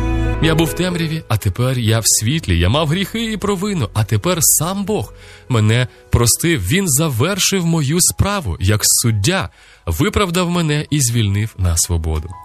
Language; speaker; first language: Ukrainian; native; Ukrainian